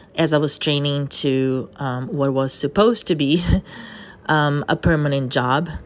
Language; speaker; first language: English; non-native, fluent; Portuguese